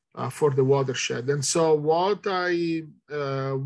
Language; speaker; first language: English; non-native, fluent; Italian